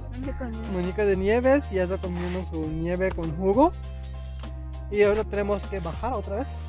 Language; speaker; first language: Spanish; non-native, learner; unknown